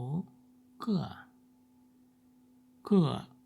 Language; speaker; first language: Chinese; non-native, learner; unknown